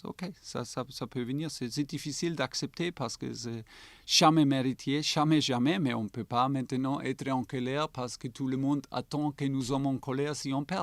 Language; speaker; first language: French; non-native, fluent; German